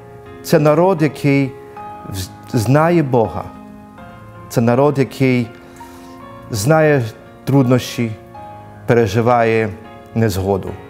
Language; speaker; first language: Ukrainian; non-native, local second language; Russian